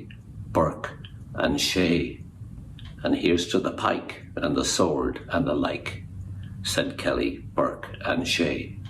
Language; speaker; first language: English; native; English